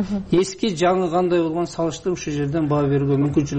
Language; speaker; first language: Kyrgyz; native; Kyrgyz